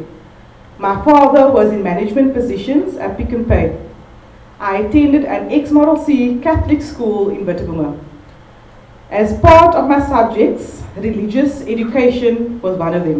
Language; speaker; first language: English; native; English